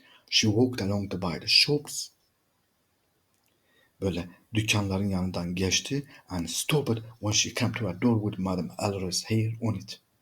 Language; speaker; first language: English; non-native, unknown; Turkish